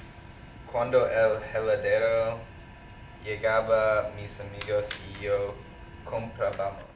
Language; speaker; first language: Spanish; non-native, learner; English